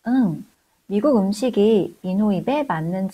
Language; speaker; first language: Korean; non-native, fluent; Chinese